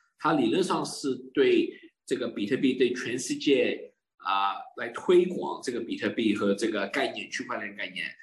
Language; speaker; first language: Chinese; early bilingual, heritage; Chinese